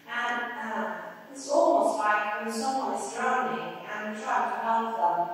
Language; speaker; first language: English; non-native, fluent; Norwegian